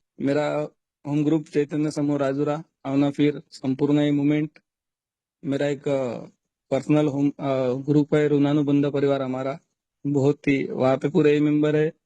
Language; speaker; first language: Hindi; non-native, local second language; Marathi